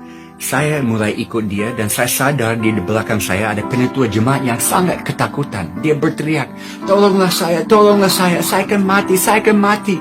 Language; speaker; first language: Indonesian; non-native, fluent; English